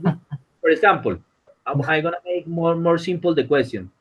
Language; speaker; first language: English; non-native, learner; Spanish